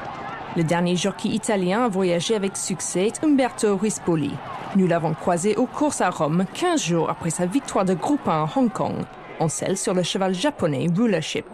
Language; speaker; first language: French; native; French